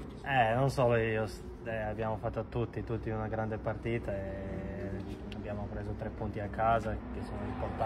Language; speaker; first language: Italian; non-native, learner; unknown